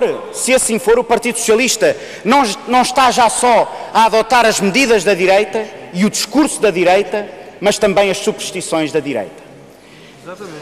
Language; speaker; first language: Portuguese; native; Portuguese